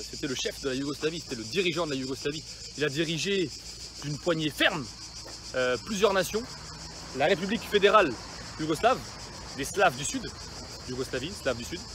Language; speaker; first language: French; native; French